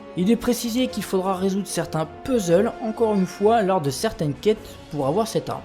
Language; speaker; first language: French; native; French